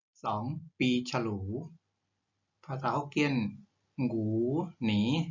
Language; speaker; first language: Thai; native; Thai